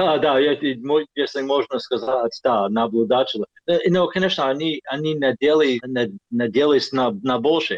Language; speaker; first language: Russian; non-native, fluent; English